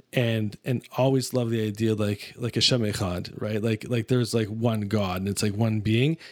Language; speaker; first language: English; native; English